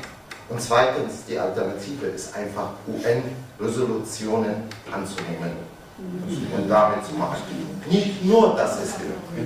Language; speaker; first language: German; non-native, fluent; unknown